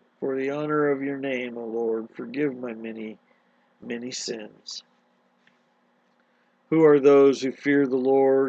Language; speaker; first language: English; native; English